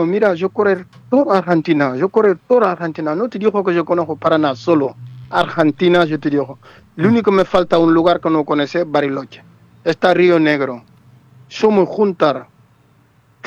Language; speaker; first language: Spanish; non-native, learner; Wolof